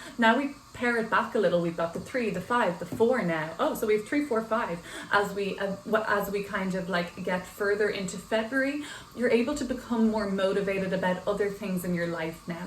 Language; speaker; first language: English; native; English